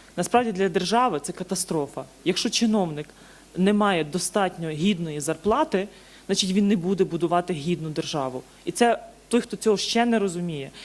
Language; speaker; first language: Ukrainian; native; Ukrainian